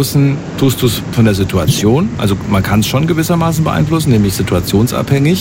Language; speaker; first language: German; native; German